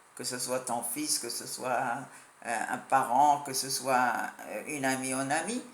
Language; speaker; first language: French; non-native, local second language; Arabic